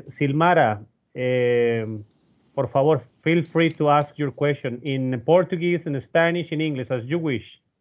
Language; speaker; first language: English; non-native, fluent; Spanish